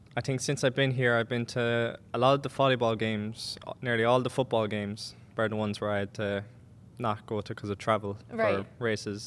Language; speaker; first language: English; native; English